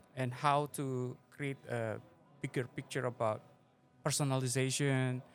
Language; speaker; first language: English; non-native, fluent; Indonesian